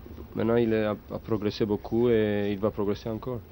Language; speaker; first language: French; non-native, learner; Romanian